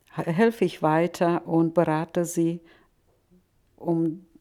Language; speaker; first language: German; non-native, fluent; Russian